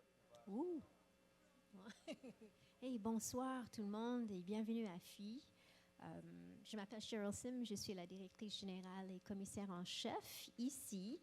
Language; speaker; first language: French; non-native, local second language; English